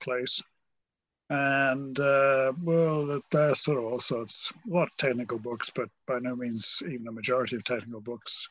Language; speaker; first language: English; native; English